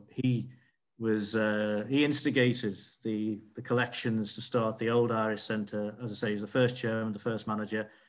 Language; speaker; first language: English; native; English